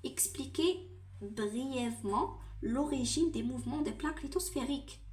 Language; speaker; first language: French; non-native, local second language; Arabic